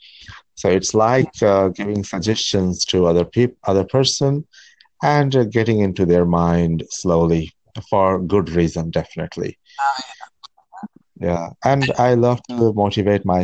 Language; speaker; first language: English; non-native, local second language; Bangla